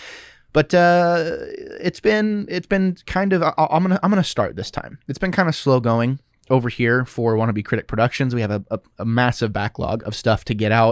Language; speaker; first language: English; native; English